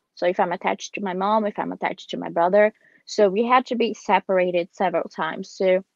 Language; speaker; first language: English; non-native, fluent; Portuguese